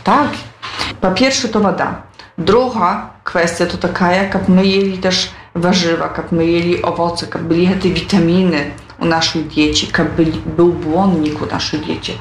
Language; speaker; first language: Polish; non-native, local second language; Ukrainian